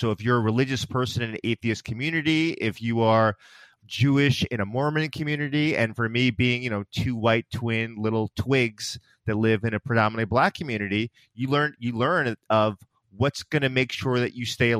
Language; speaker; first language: English; native; English